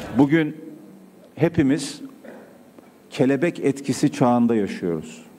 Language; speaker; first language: Turkish; native; Turkish